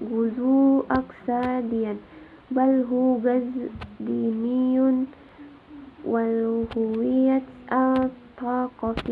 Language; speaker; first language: Arabic; non-native, learner; Indonesian